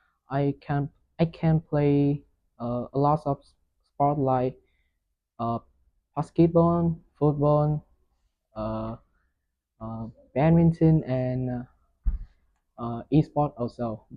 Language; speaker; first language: English; non-native, learner; Vietnamese